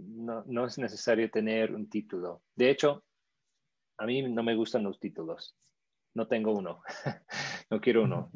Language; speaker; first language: Spanish; non-native, fluent; English